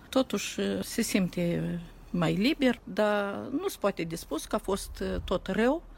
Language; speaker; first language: Romanian; native; Romanian